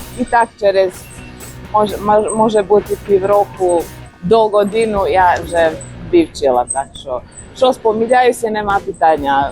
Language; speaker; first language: Ukrainian; non-native, learner; Croatian